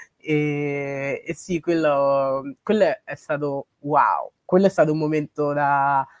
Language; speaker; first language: Italian; early bilingual, other home language; English